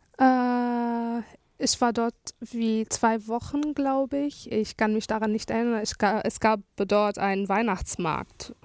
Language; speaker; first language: German; non-native, fluent; Arabic